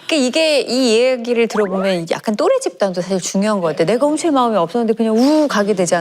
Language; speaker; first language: Korean; native; Korean